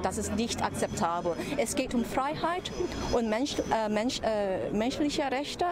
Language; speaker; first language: German; non-native, learner; Cantonese